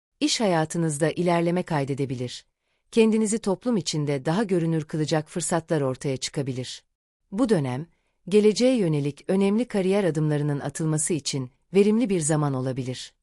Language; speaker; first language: Turkish; native; Turkish